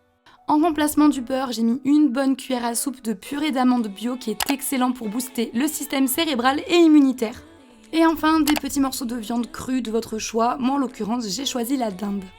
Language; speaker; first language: French; native; French